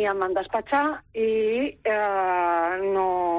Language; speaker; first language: Catalan; non-native, local second language; Spanish